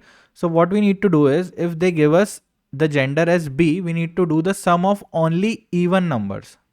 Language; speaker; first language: English; non-native, local second language; Hindi